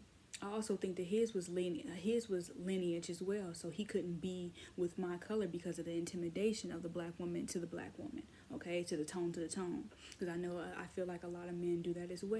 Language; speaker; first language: English; native; English